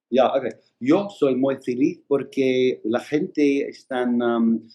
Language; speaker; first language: Spanish; non-native, learner; English